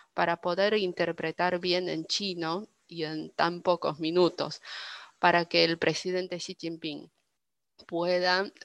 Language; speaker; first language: Spanish; non-native, fluent; Chinese